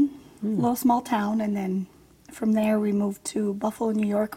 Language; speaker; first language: English; early bilingual, other home language; Polish